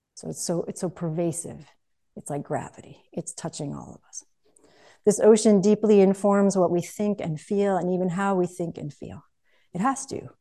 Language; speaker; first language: English; native; English